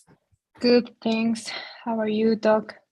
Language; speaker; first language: English; non-native, learner; Spanish